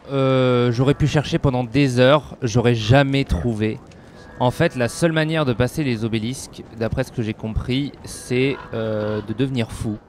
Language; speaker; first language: French; native; French